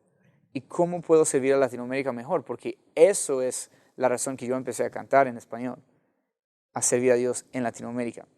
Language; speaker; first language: Spanish; non-native, fluent; English